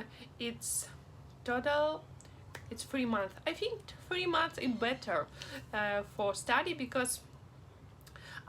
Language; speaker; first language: English; non-native, learner; Russian